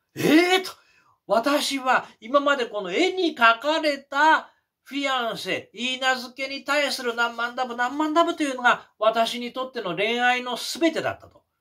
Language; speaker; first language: Japanese; native; Japanese